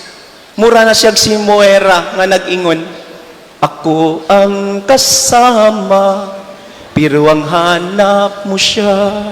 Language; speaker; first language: Cebuano; native; Cebuano